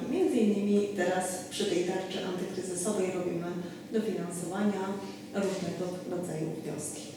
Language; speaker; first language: Polish; native; Polish